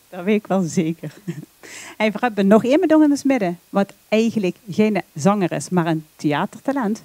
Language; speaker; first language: Dutch; native; Dutch